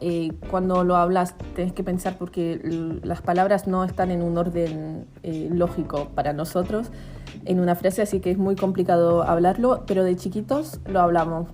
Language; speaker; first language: Spanish; early bilingual, heritage; Spanish